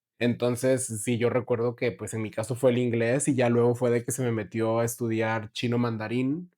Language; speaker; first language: Spanish; native; Spanish